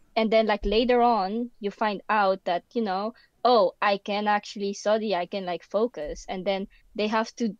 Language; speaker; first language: English; non-native, fluent; Dutch